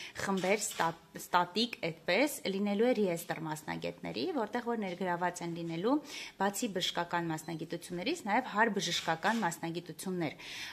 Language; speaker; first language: Armenian; native; Armenian